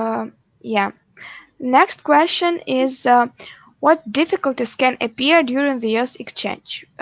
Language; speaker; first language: English; non-native, fluent; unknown